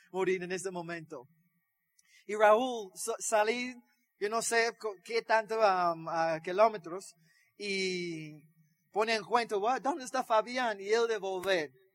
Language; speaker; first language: Spanish; non-native, learner; English